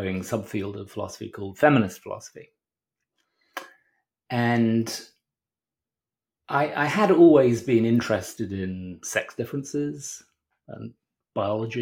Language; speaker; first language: English; native; English